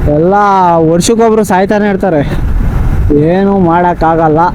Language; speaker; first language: Kannada; non-native, local second language; Marathi